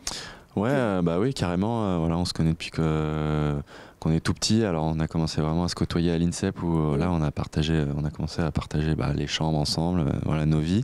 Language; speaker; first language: French; native; French